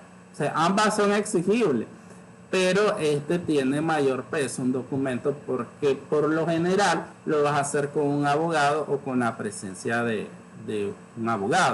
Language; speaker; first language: Spanish; native; Spanish